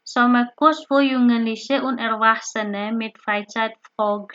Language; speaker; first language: German; non-native, learner; Indonesian